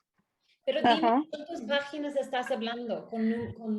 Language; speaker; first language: Spanish; non-native, learner; English